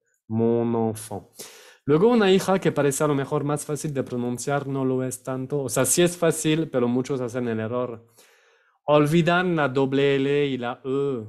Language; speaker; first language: Spanish; non-native, fluent; French